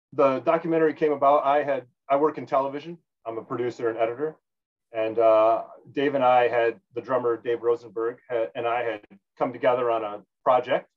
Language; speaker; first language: English; native; English